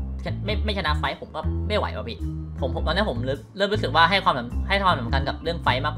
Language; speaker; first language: Thai; native; Thai